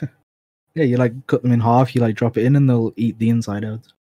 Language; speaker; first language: English; native; English